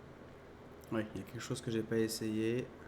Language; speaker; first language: French; native; French